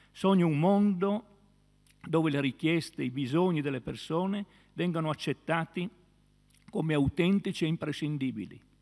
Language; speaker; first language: Italian; native; Italian